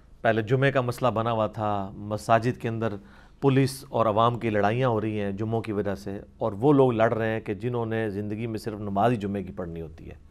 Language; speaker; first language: Urdu; non-native, local second language; Punjabi